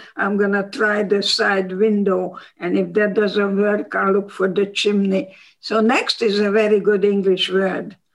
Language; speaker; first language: English; non-native, fluent; Hungarian